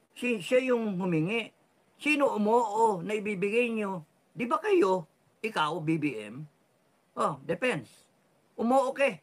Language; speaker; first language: Filipino; non-native, local second language; Cebuano